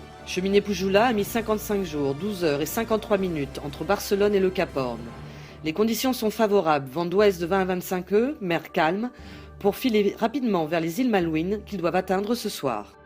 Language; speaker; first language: French; native; French